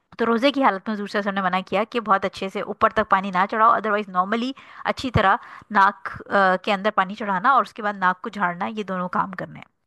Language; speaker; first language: Urdu; native; Urdu